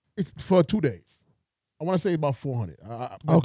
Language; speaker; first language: English; native; English